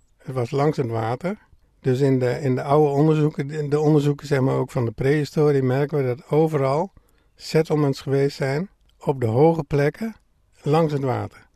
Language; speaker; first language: Dutch; native; Dutch